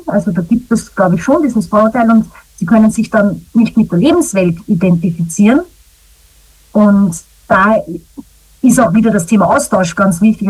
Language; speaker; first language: German; early bilingual, other home language; Croatian